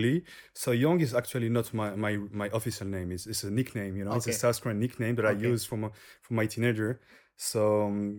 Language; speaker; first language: English; non-native, fluent; French